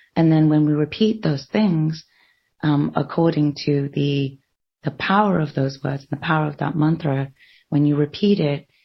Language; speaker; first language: English; native; English